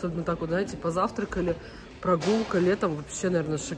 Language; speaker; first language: Russian; native; Russian